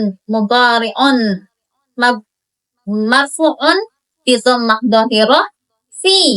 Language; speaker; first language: Arabic; non-native, learner; Indonesian